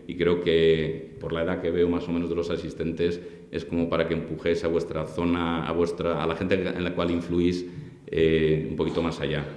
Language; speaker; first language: Spanish; native; Spanish